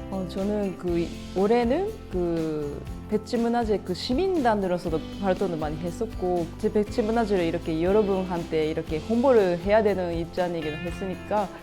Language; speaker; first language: Korean; non-native, fluent; Japanese